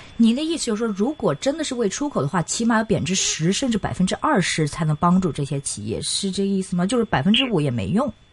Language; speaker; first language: Chinese; non-native, local second language; Cantonese